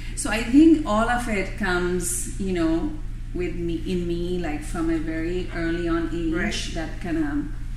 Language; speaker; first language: English; non-native, local second language; Bangla